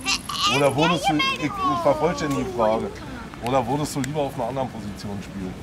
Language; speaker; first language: German; native; German